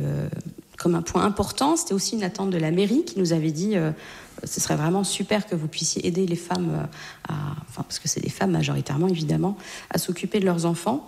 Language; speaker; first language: French; native; French